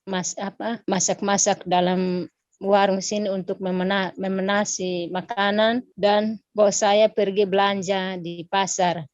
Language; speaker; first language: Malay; non-native, local second language; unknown